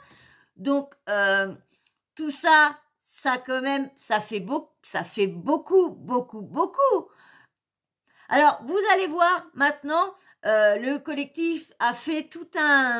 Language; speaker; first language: French; native; French